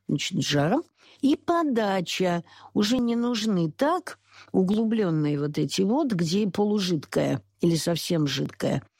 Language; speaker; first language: Russian; native; Russian